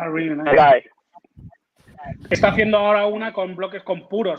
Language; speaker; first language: Spanish; native; Spanish